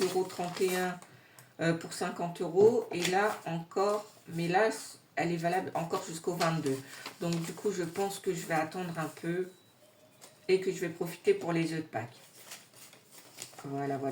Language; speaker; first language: French; native; French